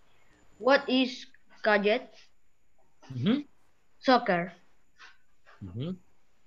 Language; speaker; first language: English; non-native, learner; Spanish